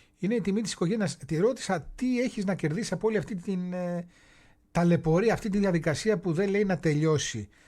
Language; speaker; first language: Greek; native; Greek